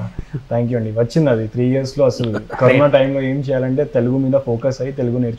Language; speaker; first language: Telugu; non-native, local second language; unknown